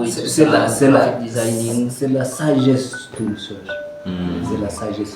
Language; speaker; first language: French; non-native, learner; Kalenjin